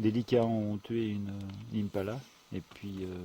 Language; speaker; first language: French; native; French